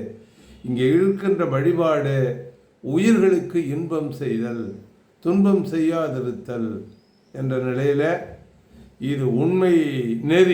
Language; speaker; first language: Tamil; native; Tamil